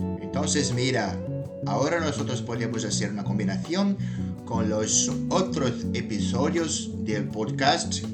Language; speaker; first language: Spanish; non-native, fluent; Portuguese